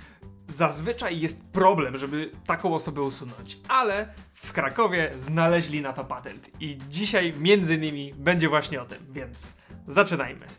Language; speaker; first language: Polish; native; Polish